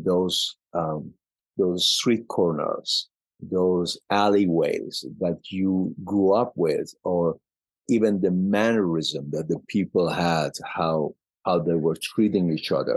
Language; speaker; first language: English; non-native, fluent; Persian